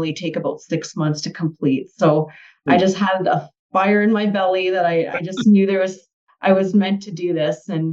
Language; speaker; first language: English; native; English